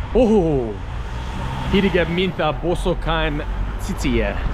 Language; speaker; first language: Hungarian; non-native, learner; English